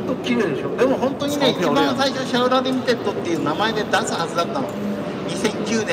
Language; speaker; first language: Japanese; native; Japanese